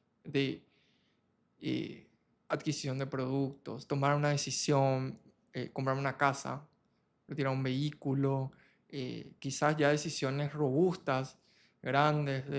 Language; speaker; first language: Spanish; native; Spanish